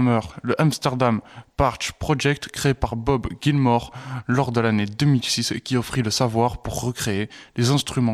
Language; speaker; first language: French; native; French